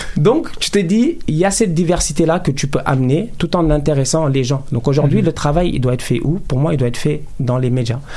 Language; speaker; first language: French; non-native, local second language; Wolof